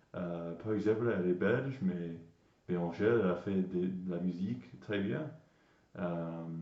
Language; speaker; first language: French; non-native, learner; English